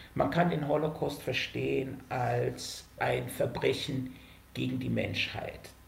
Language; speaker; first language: German; native; German